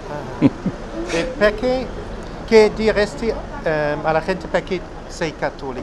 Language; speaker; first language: Italian; non-native, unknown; Croatian